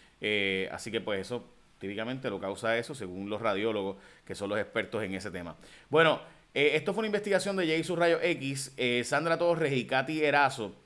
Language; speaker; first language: Spanish; early bilingual, heritage; Spanish